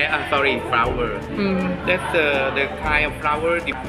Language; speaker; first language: English; non-native, learner; Thai